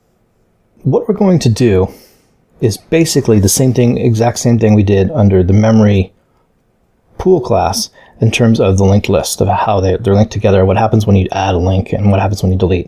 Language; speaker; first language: English; native; English